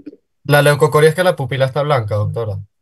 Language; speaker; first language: Spanish; native; Spanish